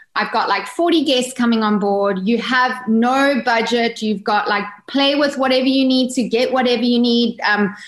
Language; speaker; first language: English; native; English